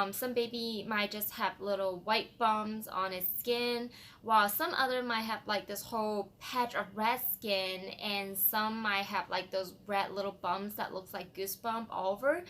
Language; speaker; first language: English; non-native, fluent; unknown